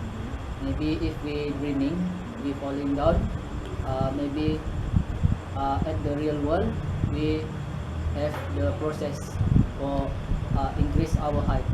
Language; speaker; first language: English; non-native, learner; Malay